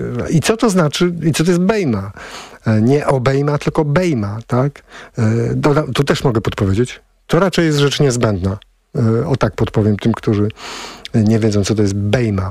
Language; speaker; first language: Polish; native; Polish